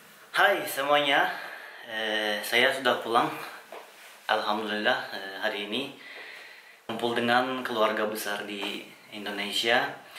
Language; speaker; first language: Indonesian; non-native, fluent; Turkish